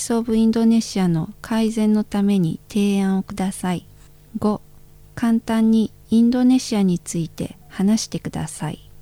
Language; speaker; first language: Japanese; non-native, learner; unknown